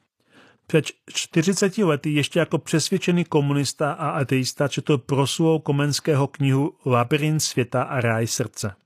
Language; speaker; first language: Czech; native; Czech